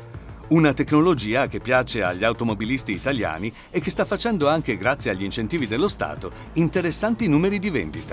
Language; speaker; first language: Italian; native; Italian